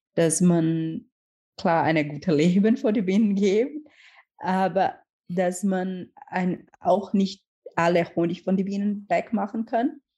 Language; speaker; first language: German; non-native, learner; Portuguese